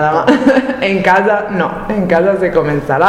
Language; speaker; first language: Spanish; non-native, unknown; Italian